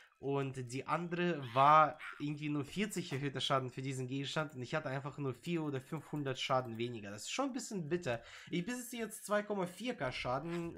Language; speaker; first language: German; native; German